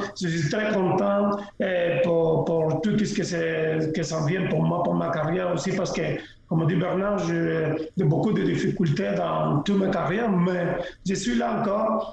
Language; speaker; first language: French; non-native, fluent; Spanish